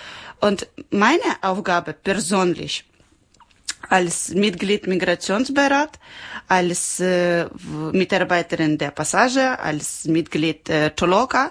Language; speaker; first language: German; non-native, learner; Ukrainian